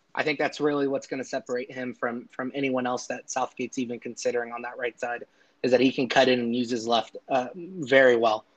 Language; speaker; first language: English; native; English